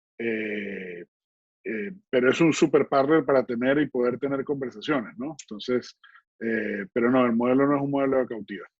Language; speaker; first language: Spanish; native; Spanish